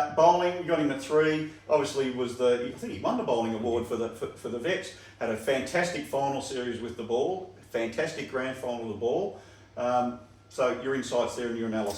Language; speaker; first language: English; native; English